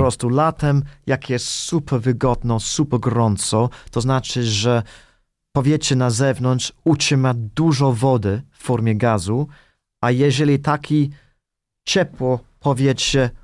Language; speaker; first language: Polish; non-native, fluent; English